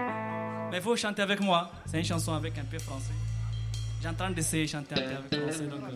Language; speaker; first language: French; non-native, learner; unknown